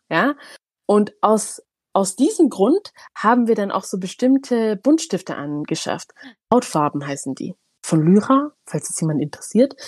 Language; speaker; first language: German; early bilingual, other home language; Tigrinya